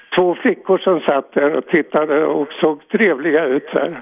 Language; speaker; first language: Swedish; native; Swedish